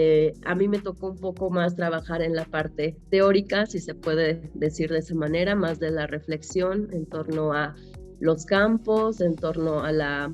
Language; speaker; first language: Spanish; native; Spanish